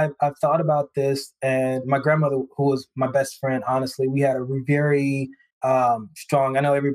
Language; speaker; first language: English; native; English